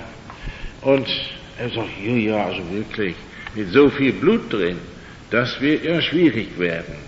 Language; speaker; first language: German; non-native, fluent; English